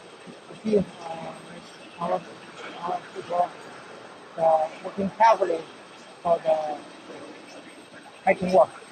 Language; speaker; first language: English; non-native, learner; Chinese